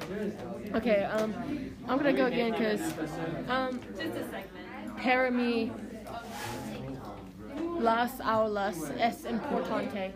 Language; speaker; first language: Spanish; non-native, learner; English